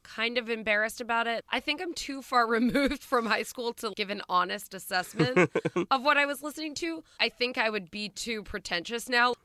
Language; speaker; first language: English; native; English